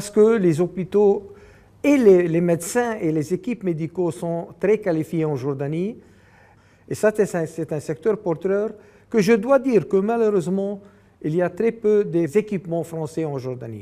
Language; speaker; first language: French; non-native, fluent; Arabic